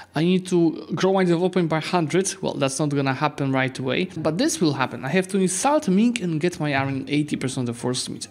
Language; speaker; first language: English; non-native, fluent; Polish